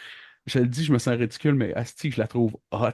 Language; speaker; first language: French; native; French